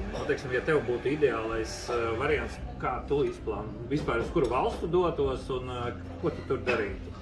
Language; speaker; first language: Latvian; non-native, local second language; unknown